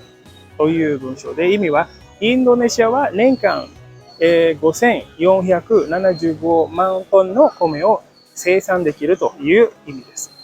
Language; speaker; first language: Japanese; non-native, fluent; Indonesian